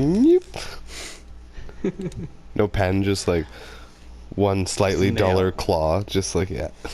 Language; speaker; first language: English; native; English